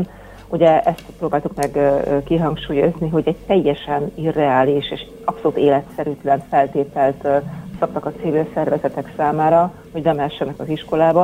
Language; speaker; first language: Hungarian; native; Hungarian